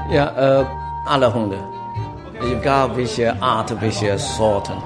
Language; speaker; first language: German; non-native, learner; Chinese